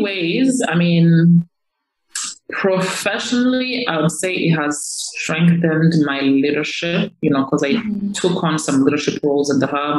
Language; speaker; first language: English; non-native, local second language; Kinyarwanda